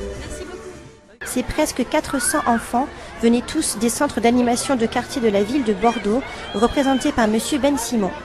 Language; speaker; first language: French; native; French